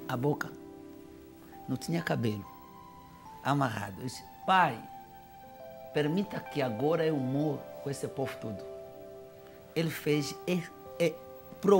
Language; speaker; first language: Portuguese; non-native, fluent; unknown